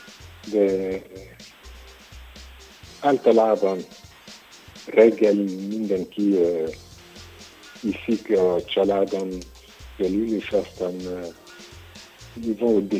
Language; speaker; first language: Hungarian; non-native, learner; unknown